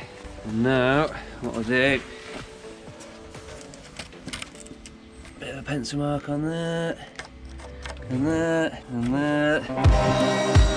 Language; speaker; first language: English; native; English